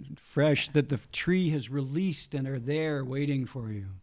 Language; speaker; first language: English; native; English